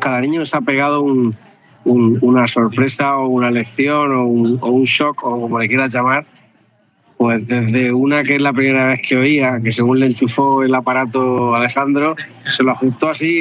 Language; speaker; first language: Spanish; native; Spanish